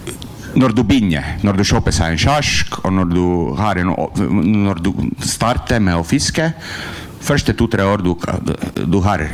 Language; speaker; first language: Norwegian; non-native, learner; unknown